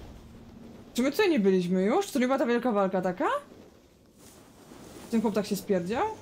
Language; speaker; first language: Polish; native; Polish